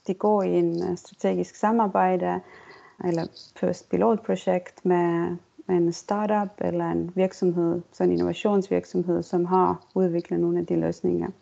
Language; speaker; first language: Danish; non-native, fluent; Estonian